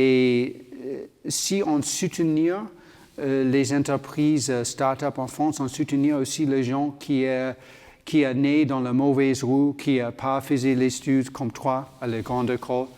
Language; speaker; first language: French; non-native, learner; English